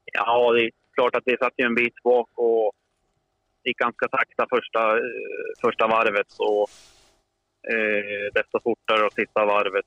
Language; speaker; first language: Swedish; native; Swedish